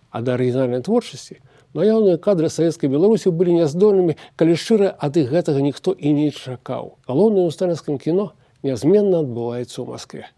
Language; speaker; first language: Belarusian; native; Belarusian